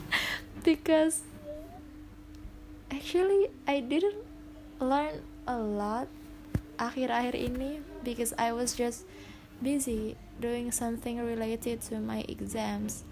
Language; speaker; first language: English; non-native, fluent; Indonesian